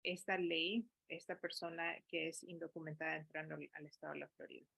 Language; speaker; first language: Spanish; early bilingual, heritage; Spanish